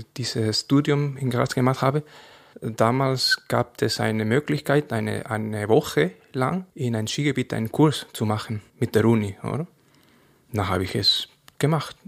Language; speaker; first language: German; non-native, fluent; Spanish